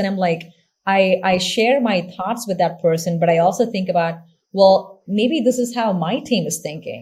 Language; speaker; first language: English; non-native, local second language; Tamil